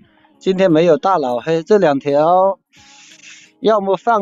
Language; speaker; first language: Chinese; native; Chinese